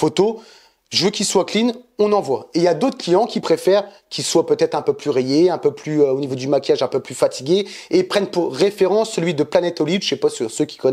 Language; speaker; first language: French; native; French